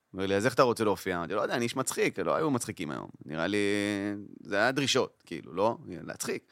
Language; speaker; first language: Hebrew; native; Hebrew